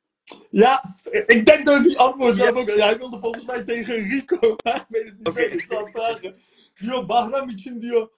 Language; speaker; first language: Dutch; early bilingual, other home language; Turkish